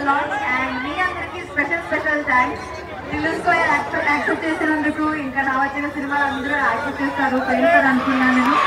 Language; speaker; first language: Telugu; non-native, local second language; Malayalam